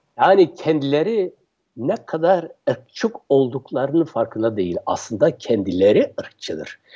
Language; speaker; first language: Turkish; non-native, local second language; Kurdish